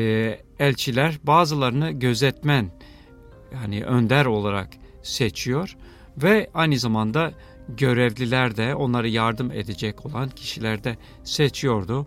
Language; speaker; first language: Turkish; non-native, fluent; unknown